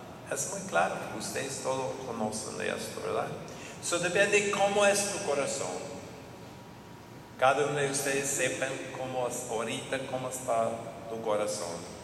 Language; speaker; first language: Spanish; non-native, fluent; English